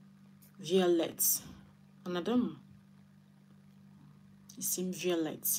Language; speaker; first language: Turkish; non-native, learner; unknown